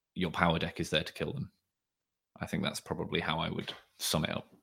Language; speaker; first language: English; native; English